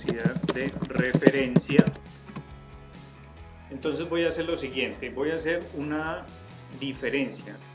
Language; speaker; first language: Spanish; native; Spanish